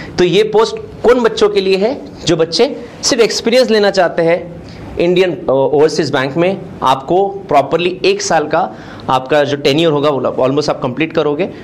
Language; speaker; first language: Hindi; non-native, local second language; Marathi